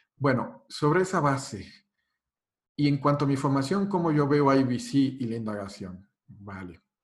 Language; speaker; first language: Spanish; native; Spanish